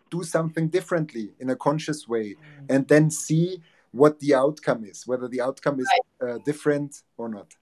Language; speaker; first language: English; non-native, fluent; German